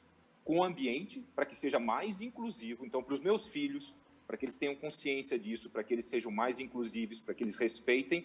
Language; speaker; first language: Portuguese; native; Portuguese